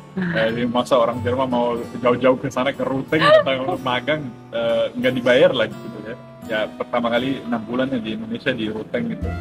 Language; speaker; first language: Indonesian; non-native, fluent; German